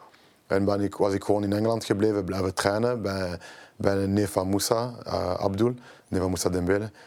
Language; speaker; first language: Dutch; non-native, local second language; French